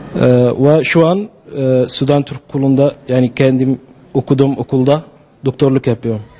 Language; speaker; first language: Turkish; non-native, learner; Arabic